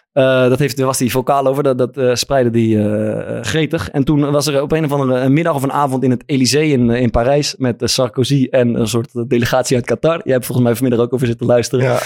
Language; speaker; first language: Dutch; native; Dutch